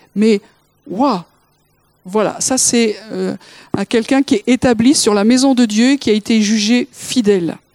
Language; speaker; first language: French; native; French